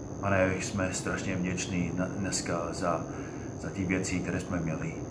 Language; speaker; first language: Czech; non-native, fluent; English